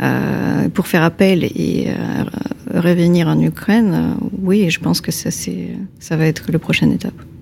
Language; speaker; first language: French; non-native, fluent; Ukrainian